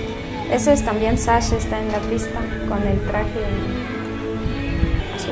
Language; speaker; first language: Spanish; non-native, fluent; Russian